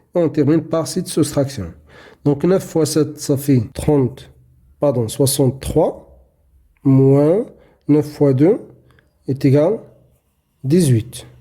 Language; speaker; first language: French; non-native, local second language; Arabic